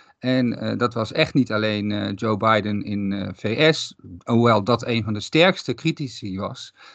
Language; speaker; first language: Dutch; native; Dutch